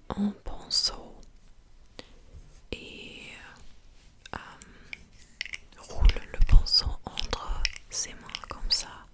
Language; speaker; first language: French; non-native, fluent; English